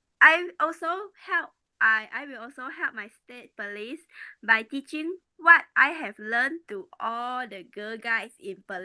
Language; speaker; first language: English; non-native, learner; Malay